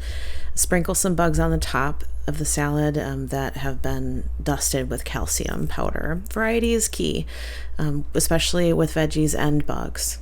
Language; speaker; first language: English; native; English